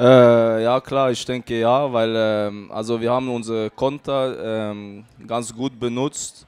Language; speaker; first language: German; non-native, fluent; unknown